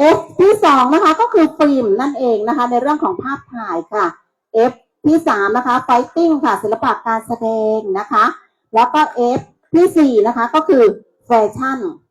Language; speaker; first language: Thai; non-native, local second language; Shan